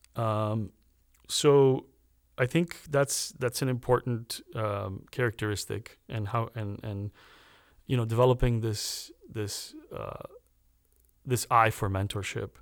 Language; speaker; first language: English; early bilingual, other home language; Romanian